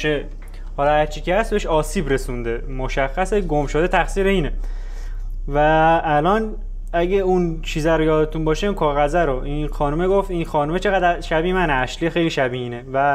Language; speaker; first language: Persian; native; Persian